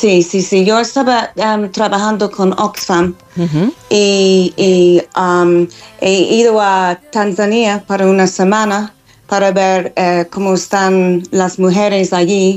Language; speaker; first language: Spanish; non-native, learner; English